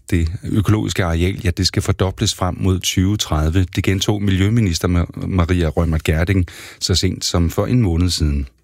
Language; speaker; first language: Danish; native; Danish